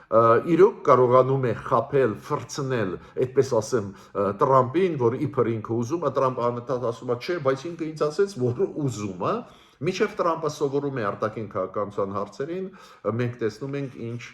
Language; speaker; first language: Armenian; native; Armenian